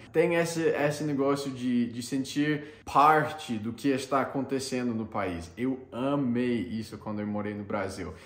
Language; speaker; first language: Portuguese; non-native, fluent; English